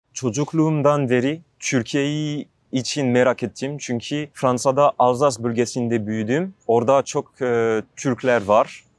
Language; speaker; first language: Turkish; non-native, learner; French